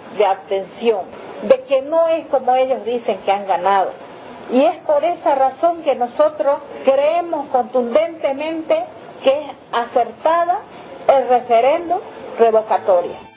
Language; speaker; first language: Spanish; non-native, local second language; Guarani